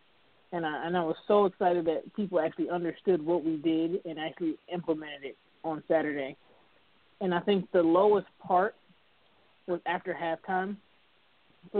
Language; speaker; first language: English; native; English